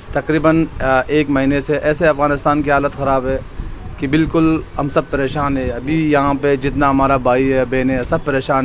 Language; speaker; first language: Hindi; non-native, fluent; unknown